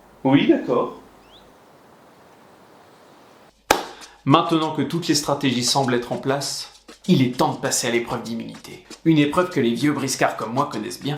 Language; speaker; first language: French; native; French